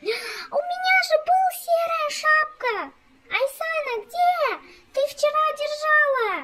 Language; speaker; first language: Russian; non-native, local second language; Kazakh